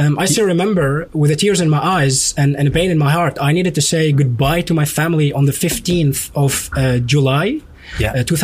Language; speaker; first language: English; non-native, fluent; Arabic